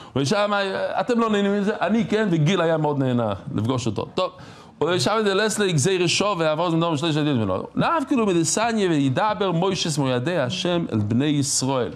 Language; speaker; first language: Hebrew; non-native, fluent; English